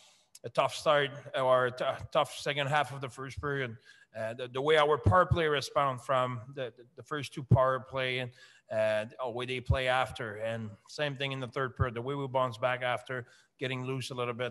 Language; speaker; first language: English; non-native, fluent; French